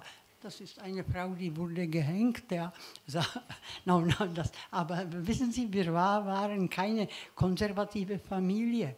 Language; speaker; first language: German; non-native, learner; Czech